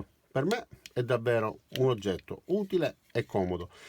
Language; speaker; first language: Italian; native; Italian